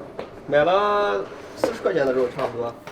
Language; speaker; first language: Chinese; native; Chinese